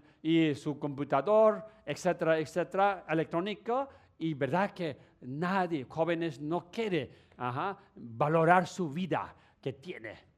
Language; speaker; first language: Spanish; non-native, learner; Tibetan